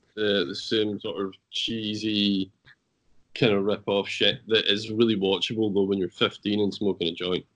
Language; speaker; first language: English; native; English